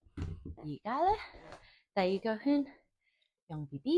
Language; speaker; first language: Cantonese; early bilingual, heritage; Cantonese